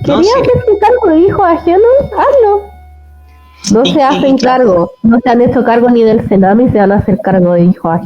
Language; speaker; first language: Spanish; native; Spanish